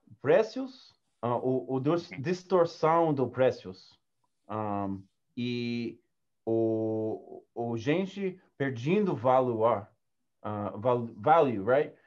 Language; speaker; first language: Portuguese; non-native, learner; English